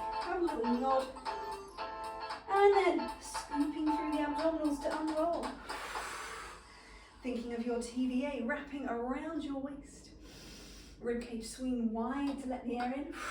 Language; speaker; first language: English; native; English